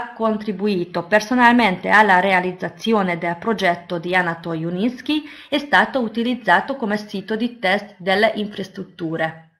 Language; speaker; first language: Italian; non-native, fluent; Hungarian